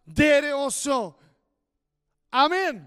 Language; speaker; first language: Norwegian; non-native, fluent; Spanish